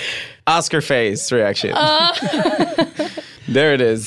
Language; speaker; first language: English; non-native, fluent; Spanish